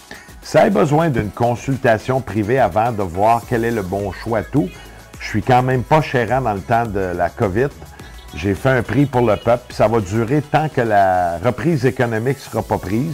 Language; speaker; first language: French; native; French